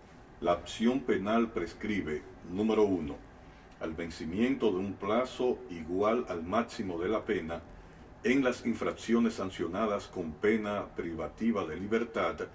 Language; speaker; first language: Spanish; native; Spanish